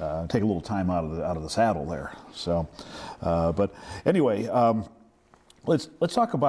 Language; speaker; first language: English; native; English